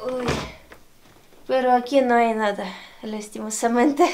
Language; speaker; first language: Spanish; non-native, fluent; Ukrainian